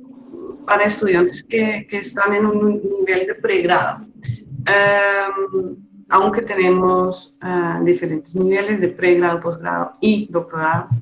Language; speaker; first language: Spanish; non-native, fluent; Dutch